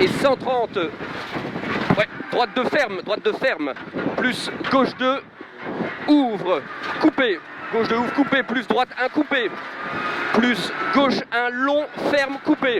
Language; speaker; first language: French; native; French